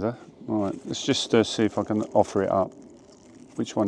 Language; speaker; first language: English; native; English